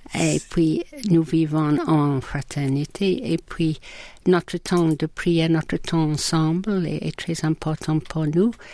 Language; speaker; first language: French; non-native, fluent; English